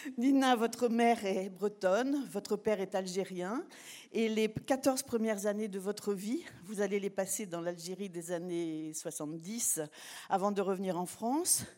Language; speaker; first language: French; native; French